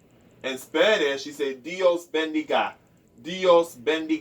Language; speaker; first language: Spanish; non-native, learner; English